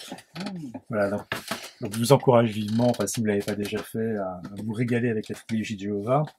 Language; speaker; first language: French; native; French